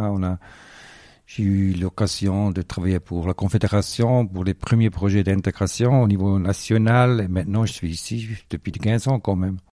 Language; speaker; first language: French; non-native, local second language; Swiss German